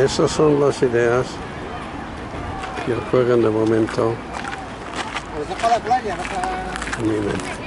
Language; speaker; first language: Spanish; non-native, fluent; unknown